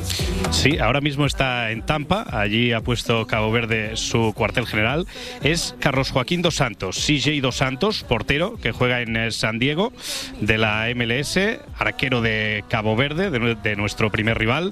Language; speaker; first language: Spanish; native; Spanish